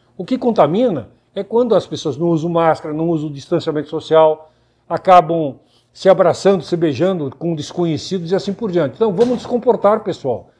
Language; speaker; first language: Portuguese; native; Portuguese